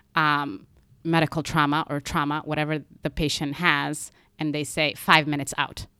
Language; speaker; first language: English; non-native, local second language; Somali